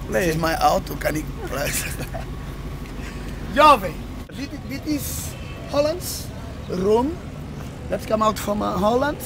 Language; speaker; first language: Dutch; non-native, learner; Portuguese